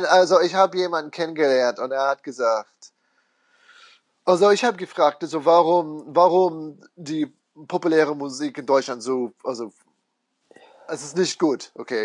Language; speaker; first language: German; non-native, fluent; English